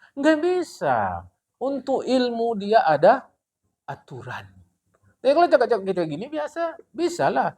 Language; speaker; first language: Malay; non-native, local second language; Indonesian